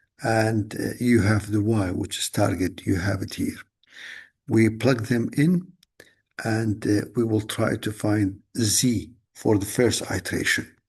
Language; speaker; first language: English; non-native, fluent; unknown